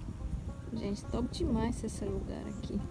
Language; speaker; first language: Portuguese; non-native, fluent; Polish